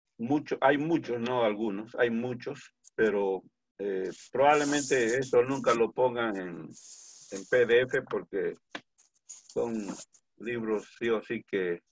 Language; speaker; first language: Spanish; native; Spanish